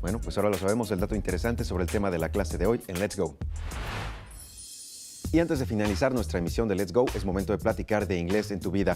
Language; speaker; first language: Spanish; native; Spanish